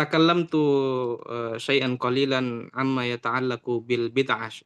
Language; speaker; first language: Arabic; non-native, fluent; Indonesian